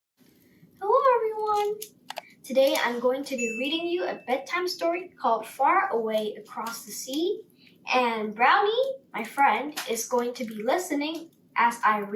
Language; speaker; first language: English; non-native, fluent; Korean